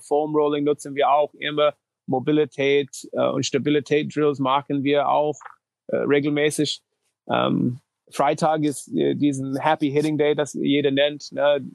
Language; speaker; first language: German; non-native, learner; English